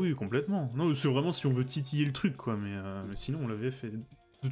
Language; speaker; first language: French; native; French